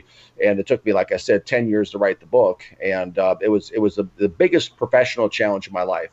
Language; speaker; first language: English; native; English